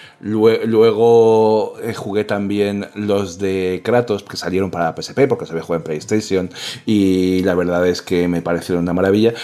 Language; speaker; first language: Spanish; native; Spanish